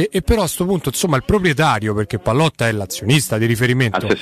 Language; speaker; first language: Italian; native; Italian